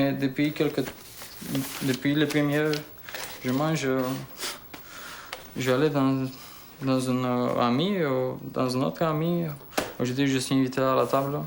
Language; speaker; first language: French; non-native, learner; Romanian